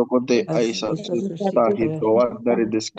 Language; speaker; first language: Japanese; non-native, learner; Indonesian